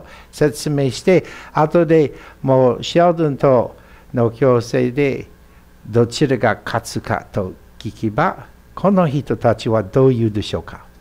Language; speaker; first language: Japanese; non-native, fluent; English